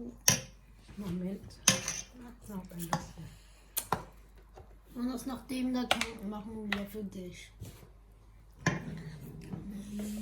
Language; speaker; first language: German; early bilingual, other home language; Thai